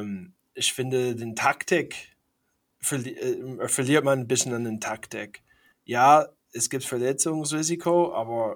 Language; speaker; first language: German; non-native, fluent; English